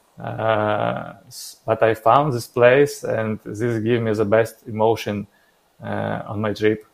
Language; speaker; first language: English; non-native, learner; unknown